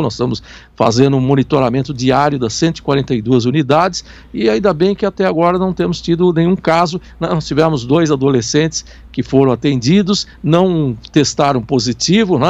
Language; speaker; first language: Portuguese; native; Portuguese